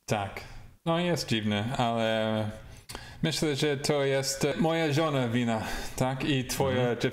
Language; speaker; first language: Polish; non-native, learner; English